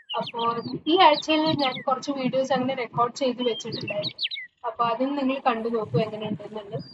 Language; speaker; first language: Malayalam; early bilingual, heritage; Malayalam